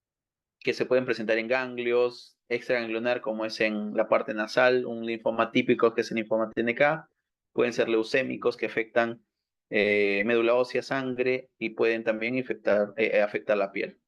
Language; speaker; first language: Spanish; native; Spanish